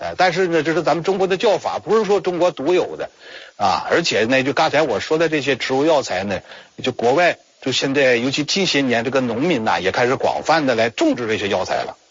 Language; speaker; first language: Chinese; native; Chinese